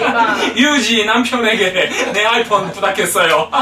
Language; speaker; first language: Korean; non-native, fluent; Japanese